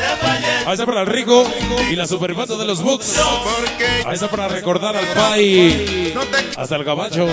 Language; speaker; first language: Spanish; native; Spanish